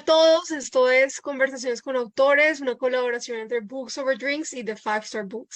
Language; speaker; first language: Spanish; native; Spanish